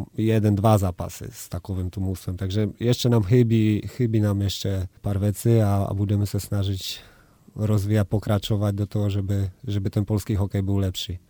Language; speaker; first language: Czech; non-native, learner; Polish